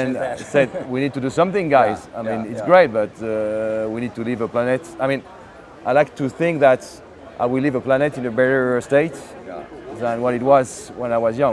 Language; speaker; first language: English; non-native, fluent; French